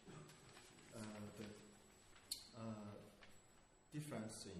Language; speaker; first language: English; non-native, learner; Chinese